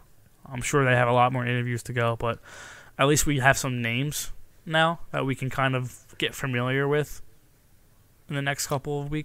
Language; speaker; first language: English; native; English